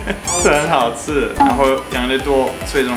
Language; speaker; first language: Chinese; non-native, fluent; French